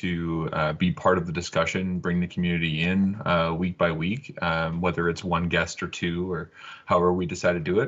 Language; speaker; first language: English; native; English